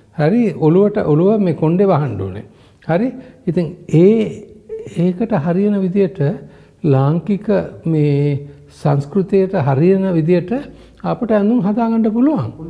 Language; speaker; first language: Sinhala; non-native, local second language; Tamil